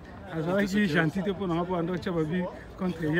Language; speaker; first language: Swedish; non-native, learner; Lingala